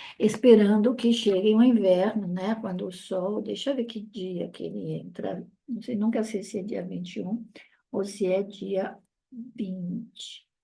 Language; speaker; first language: Portuguese; early bilingual, other home language; Italian